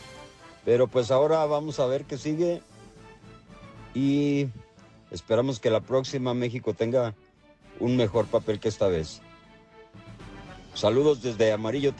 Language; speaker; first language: Spanish; native; Spanish